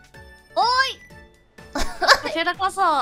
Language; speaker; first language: Japanese; non-native, learner; English